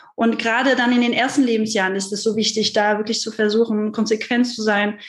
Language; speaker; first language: German; non-native, fluent; French